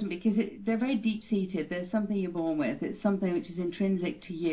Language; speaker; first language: English; native; English